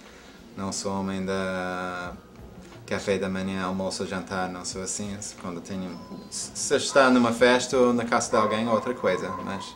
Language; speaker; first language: Portuguese; non-native, fluent; English